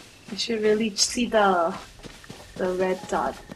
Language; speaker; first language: English; non-native, fluent; Korean